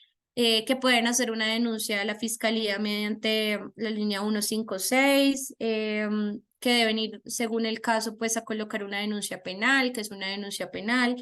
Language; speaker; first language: Spanish; native; Spanish